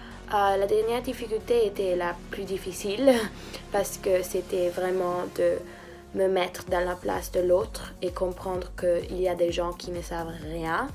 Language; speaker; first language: French; non-native, fluent; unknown